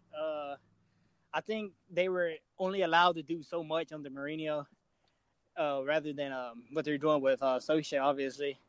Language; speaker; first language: English; native; English